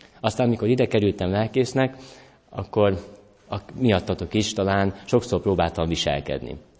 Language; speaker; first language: Hungarian; native; Hungarian